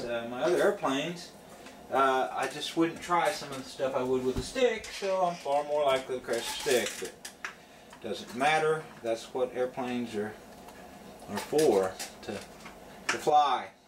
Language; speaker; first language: English; native; English